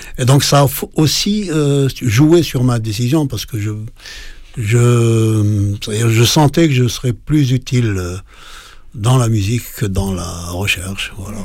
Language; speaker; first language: French; non-native, local second language; Kabyle